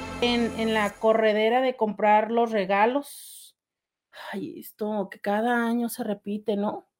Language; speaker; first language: Spanish; native; Spanish